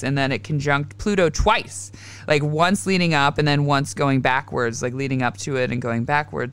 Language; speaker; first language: English; native; English